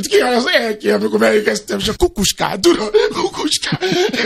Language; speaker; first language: Hungarian; non-native, learner; Albanian